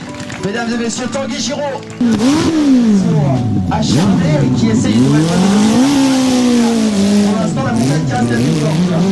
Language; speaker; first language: French; native; French